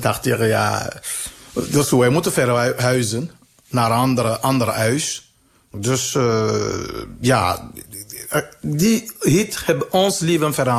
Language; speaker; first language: Dutch; non-native, learner; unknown